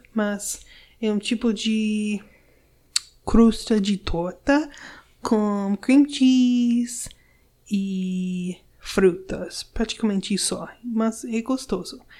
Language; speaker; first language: Portuguese; non-native, learner; English